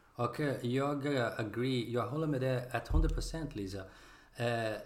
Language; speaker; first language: Swedish; non-native, learner; Portuguese